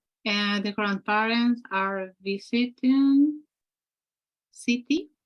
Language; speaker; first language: English; non-native, learner; Spanish